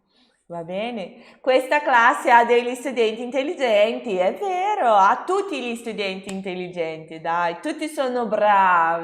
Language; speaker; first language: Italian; non-native, fluent; Portuguese